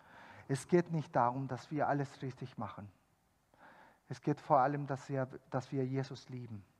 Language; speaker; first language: German; non-native, fluent; Spanish